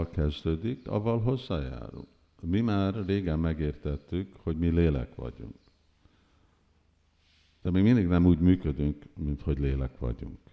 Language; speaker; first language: Hungarian; early bilingual, heritage; Hungarian